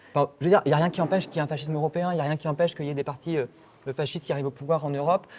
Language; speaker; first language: French; native; French